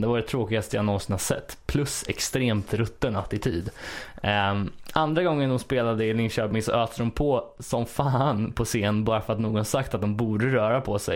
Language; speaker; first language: Swedish; native; Swedish